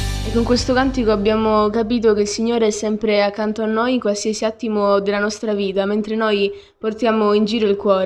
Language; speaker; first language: Italian; native; Italian